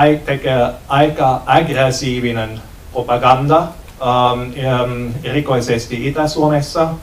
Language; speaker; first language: Finnish; non-native, learner; German